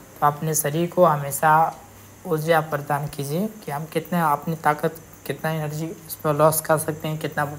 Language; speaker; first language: Hindi; native; Hindi